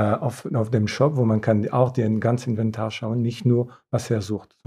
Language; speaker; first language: German; non-native, fluent; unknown